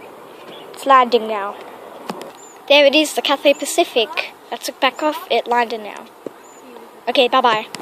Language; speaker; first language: English; native; English